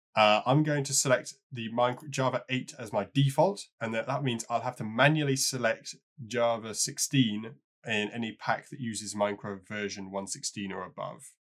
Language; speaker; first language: English; native; English